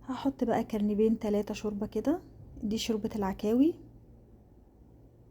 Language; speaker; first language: Arabic; native; Arabic